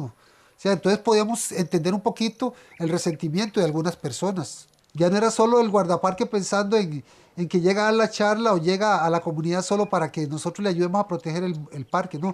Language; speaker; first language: Spanish; native; Spanish